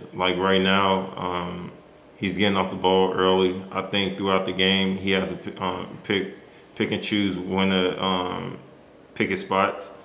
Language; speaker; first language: English; native; English